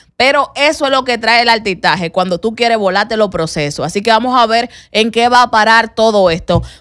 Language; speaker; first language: Spanish; native; Spanish